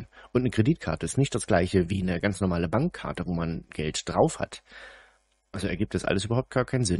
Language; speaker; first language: German; native; German